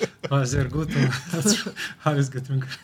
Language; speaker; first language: German; non-native, local second language; Romanian